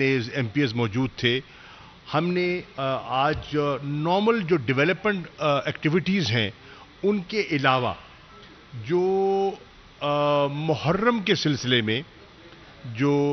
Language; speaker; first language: Urdu; non-native, local second language; Saraiki